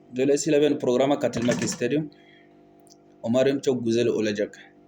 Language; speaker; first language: Turkish; non-native, learner; Bambara